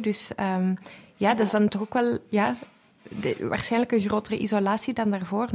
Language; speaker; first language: Dutch; native; Dutch